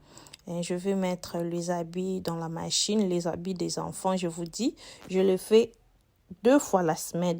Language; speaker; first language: French; non-native, local second language; Lingala